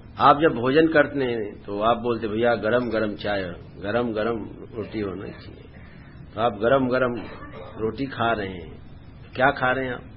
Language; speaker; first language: Hindi; non-native, local second language; Bangla